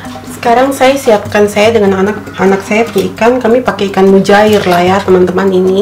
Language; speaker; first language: Indonesian; native; Indonesian